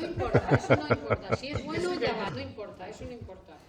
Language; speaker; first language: Spanish; native; Spanish